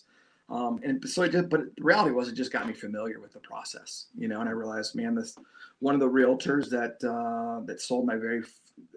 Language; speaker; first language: English; native; English